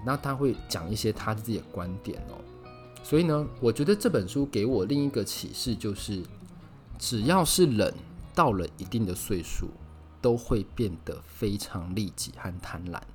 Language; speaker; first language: Chinese; native; Chinese